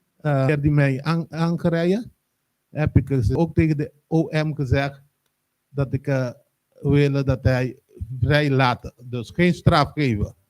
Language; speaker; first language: Dutch; non-native, local second language; Papiamento